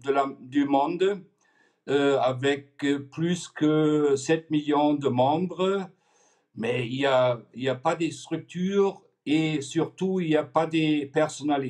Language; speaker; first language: French; non-native, fluent; German